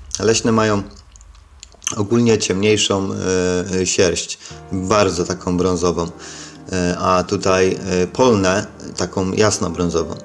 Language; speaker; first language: Polish; native; Polish